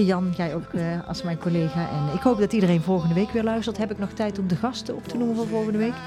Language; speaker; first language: Dutch; native; Dutch